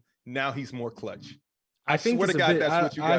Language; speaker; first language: English; native; English